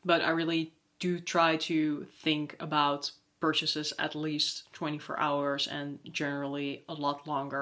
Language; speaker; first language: English; non-native, fluent; Dutch